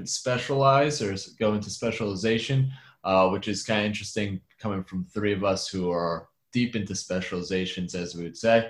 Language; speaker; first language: English; native; English